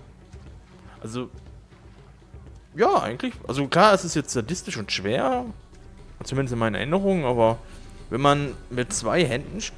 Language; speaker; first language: German; native; German